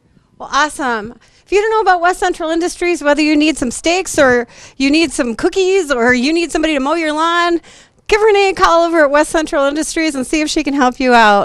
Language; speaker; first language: English; native; English